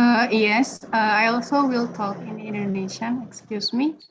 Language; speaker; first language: English; non-native, learner; Indonesian